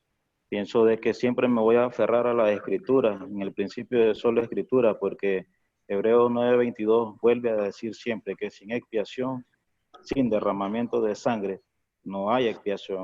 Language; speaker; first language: Spanish; native; Spanish